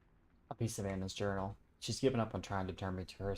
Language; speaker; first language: English; native; English